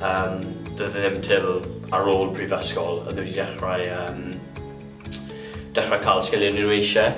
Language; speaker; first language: Welsh; non-native, local second language; English